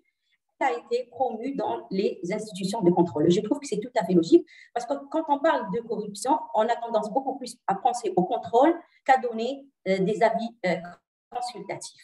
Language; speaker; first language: French; non-native, local second language; Arabic